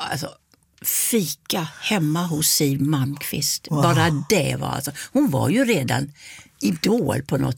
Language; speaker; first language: Swedish; native; Swedish